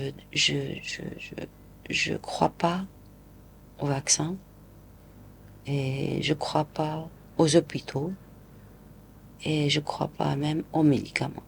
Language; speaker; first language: French; non-native, local second language; Arabic